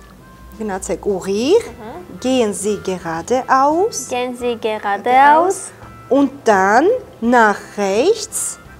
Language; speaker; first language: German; non-native, fluent; Armenian